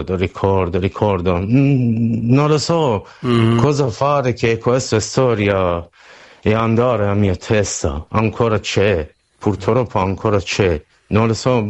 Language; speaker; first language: Italian; non-native, learner; Persian